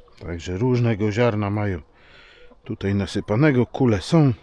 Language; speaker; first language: Polish; native; Polish